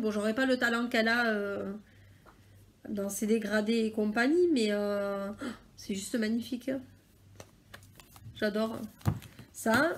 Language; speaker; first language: French; native; French